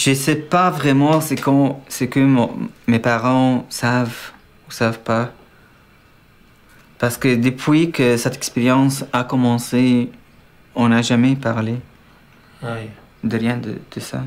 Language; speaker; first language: French; non-native, fluent; Arabic